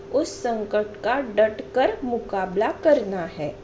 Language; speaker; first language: Hindi; non-native, local second language; Marathi